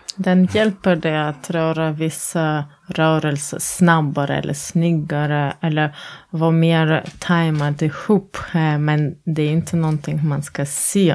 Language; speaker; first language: Swedish; non-native, fluent; Latvian